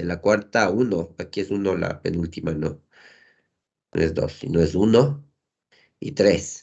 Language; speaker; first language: Spanish; native; Spanish